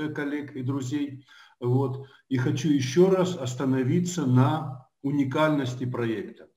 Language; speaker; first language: Russian; native; Russian